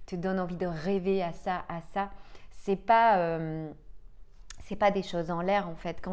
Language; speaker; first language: French; native; French